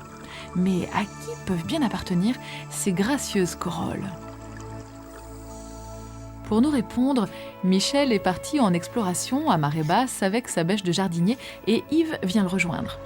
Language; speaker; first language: French; native; French